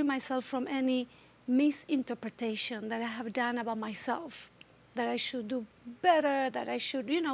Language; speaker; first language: English; non-native, fluent; Spanish